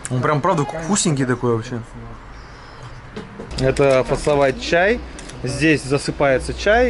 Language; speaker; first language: Russian; native; Russian